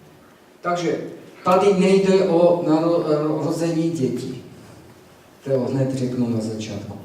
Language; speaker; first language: Czech; non-native, fluent; Armenian